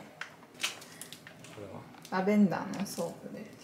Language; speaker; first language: Japanese; non-native, learner; Chinese